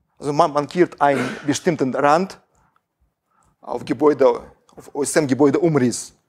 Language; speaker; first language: German; non-native, fluent; Russian